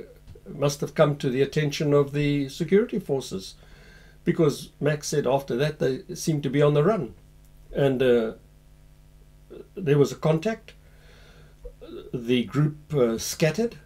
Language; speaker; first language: English; native; English